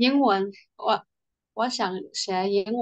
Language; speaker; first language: Chinese; non-native, learner; Burmese